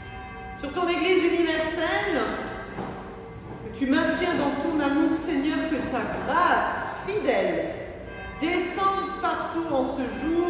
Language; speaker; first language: French; native; French